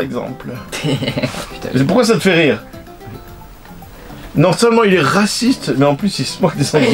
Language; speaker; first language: French; native; French